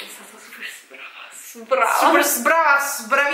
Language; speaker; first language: Italian; native; Italian